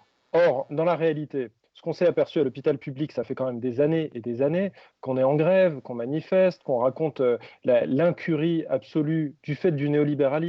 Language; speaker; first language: French; native; French